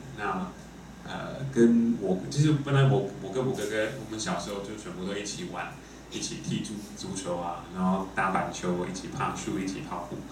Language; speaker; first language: Chinese; non-native, fluent; English